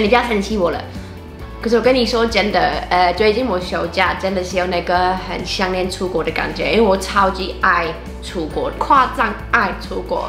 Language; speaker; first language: Chinese; non-native, fluent; English